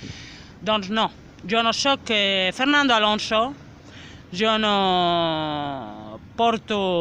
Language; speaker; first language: Catalan; non-native, local second language; Spanish